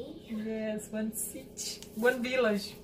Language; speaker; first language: English; non-native, learner; Portuguese